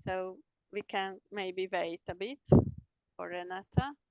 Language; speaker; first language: English; non-native, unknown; Hungarian